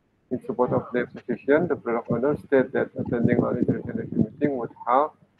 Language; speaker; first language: English; non-native, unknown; Indonesian